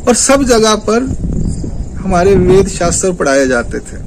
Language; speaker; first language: Hindi; non-native, local second language; Marathi